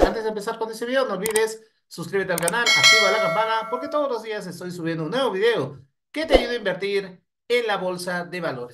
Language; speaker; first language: Spanish; native; Spanish